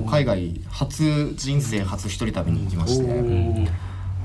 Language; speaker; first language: Japanese; native; Japanese